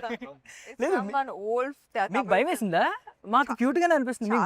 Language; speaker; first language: Telugu; native; Telugu